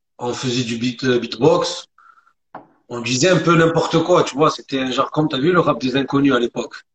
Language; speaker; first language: French; early bilingual, other home language; Arabic